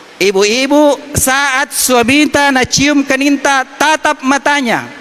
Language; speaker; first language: Malay; non-native, local second language; Buginese